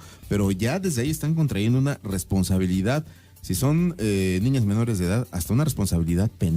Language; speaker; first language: Spanish; native; Spanish